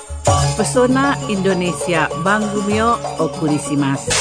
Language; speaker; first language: Japanese; non-native, fluent; Indonesian